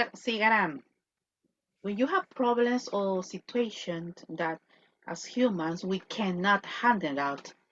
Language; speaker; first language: English; non-native, fluent; Spanish